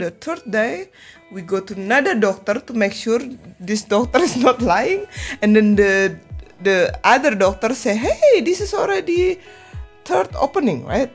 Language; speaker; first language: English; non-native, learner; Indonesian